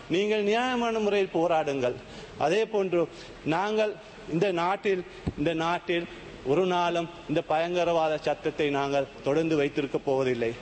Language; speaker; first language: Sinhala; non-native, local second language; Tamil